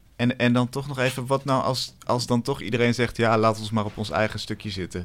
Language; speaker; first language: Dutch; native; Dutch